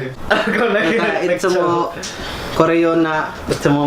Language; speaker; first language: Japanese; non-native, learner; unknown